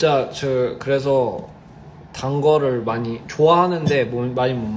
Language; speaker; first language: Korean; early bilingual, heritage; Korean